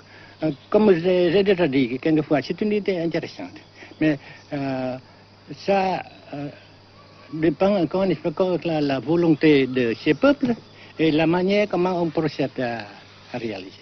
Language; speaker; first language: French; non-native, local second language; Vietnamese